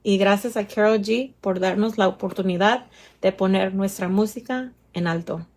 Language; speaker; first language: Spanish; early bilingual, heritage; Spanish